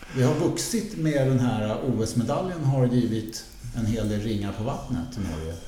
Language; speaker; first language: Swedish; native; Swedish